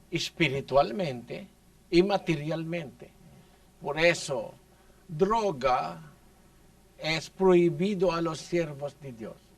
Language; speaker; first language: Spanish; non-native, learner; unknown